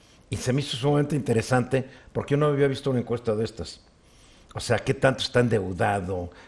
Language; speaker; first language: Spanish; native; Spanish